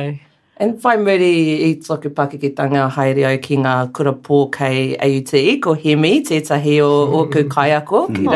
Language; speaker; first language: Māori; non-native, learner; English